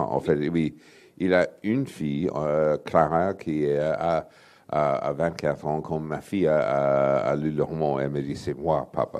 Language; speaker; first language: French; non-native, fluent; English